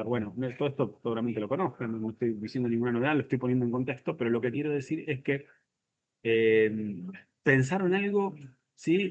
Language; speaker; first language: Spanish; native; Spanish